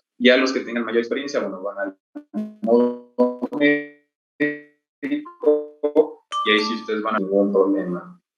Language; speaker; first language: Spanish; native; Spanish